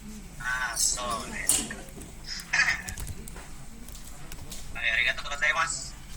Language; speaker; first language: Japanese; non-native, learner; Indonesian